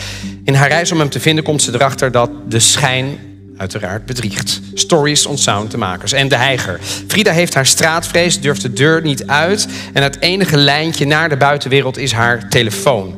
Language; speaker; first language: Dutch; native; Dutch